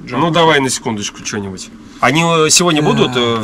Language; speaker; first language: Russian; native; Russian